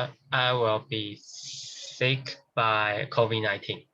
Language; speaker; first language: English; non-native, learner; Chinese